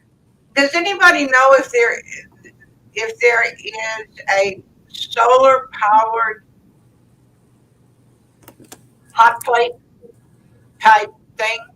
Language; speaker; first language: English; native; English